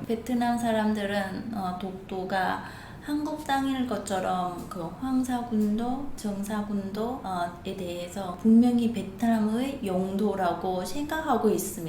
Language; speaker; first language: Korean; non-native, fluent; Vietnamese